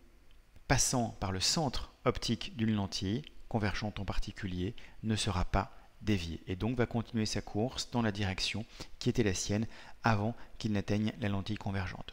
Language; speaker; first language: French; native; French